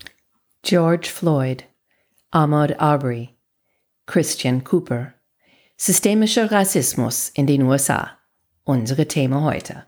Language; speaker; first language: German; non-native, learner; English